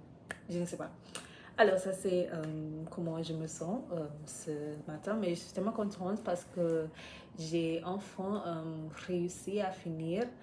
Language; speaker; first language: French; non-native, learner; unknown